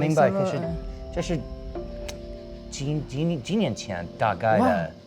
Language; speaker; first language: Chinese; non-native, learner; English